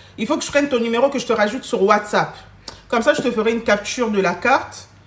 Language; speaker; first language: French; early bilingual, other home language; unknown